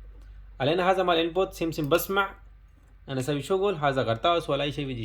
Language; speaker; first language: Arabic; non-native, learner; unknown